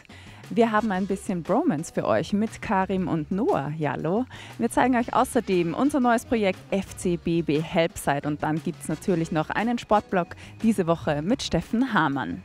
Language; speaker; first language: German; native; German